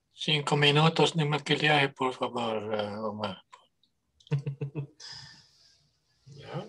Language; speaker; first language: Spanish; non-native, fluent; English